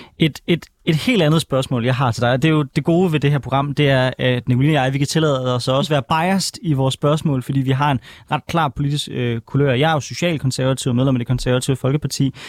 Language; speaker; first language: Danish; native; Danish